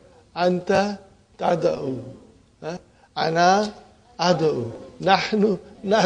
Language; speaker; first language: Arabic; non-native, fluent; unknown